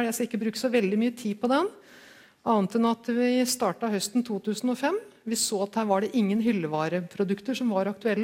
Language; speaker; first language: Norwegian; native; Norwegian